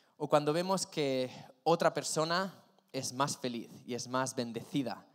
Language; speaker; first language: Spanish; native; Spanish